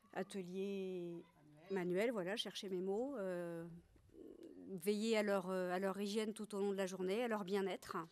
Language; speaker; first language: French; native; French